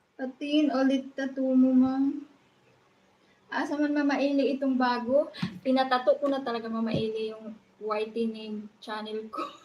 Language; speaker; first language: Filipino; non-native, local second language; Cebuano